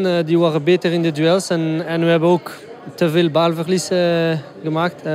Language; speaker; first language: Dutch; non-native, local second language; French